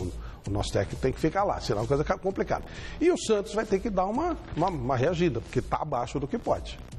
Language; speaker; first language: Portuguese; native; Portuguese